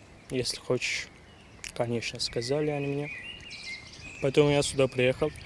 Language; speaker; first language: Russian; non-native, learner; Turkish